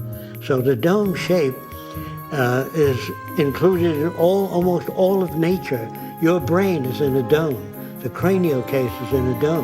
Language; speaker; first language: English; native; English